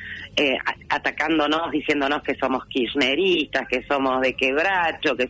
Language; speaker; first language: Spanish; native; Spanish